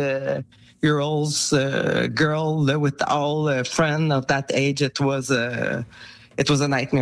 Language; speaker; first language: English; non-native, local second language; French